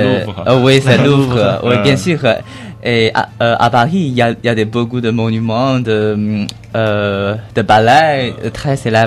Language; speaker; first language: French; non-native, learner; Chinese